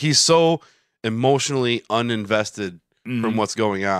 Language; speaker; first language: English; native; English